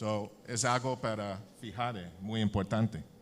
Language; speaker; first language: Spanish; non-native, learner; English